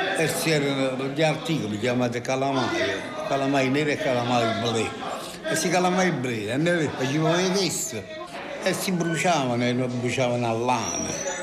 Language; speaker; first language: Italian; native; Italian